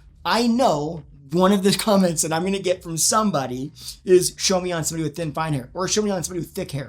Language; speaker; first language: English; native; English